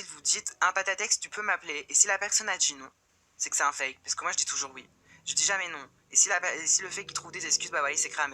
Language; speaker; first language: French; native; French